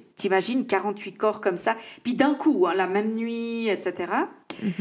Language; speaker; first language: French; native; French